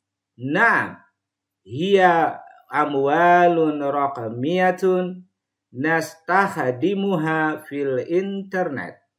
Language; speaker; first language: Arabic; non-native, fluent; Indonesian